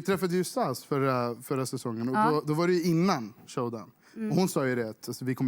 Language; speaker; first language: Swedish; native; Swedish